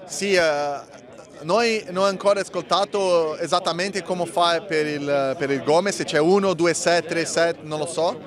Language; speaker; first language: Italian; non-native, learner; Portuguese